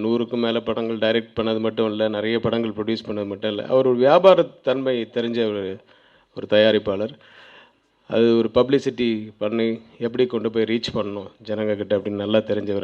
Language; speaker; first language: Tamil; native; Tamil